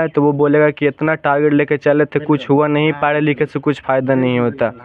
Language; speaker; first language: Hindi; native; Hindi